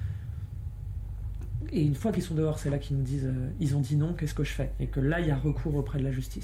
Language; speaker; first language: French; native; French